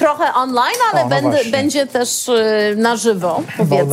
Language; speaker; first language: Polish; early bilingual, heritage; Polish